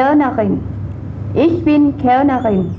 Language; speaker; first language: German; non-native, fluent; Thai